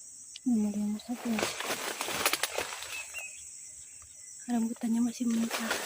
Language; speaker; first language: Indonesian; native; Indonesian